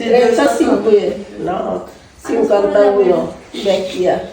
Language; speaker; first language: Italian; non-native, learner; Bangla